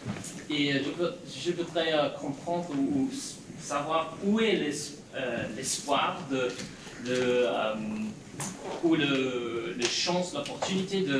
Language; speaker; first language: French; non-native, fluent; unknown